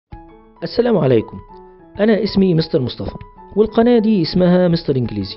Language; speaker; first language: Arabic; native; Arabic